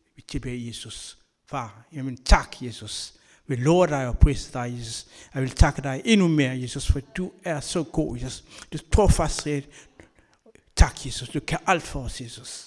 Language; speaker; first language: Danish; non-native, learner; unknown